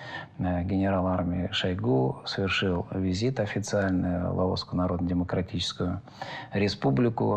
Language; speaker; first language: Russian; native; Russian